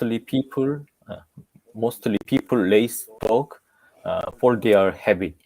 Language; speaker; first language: English; non-native, learner; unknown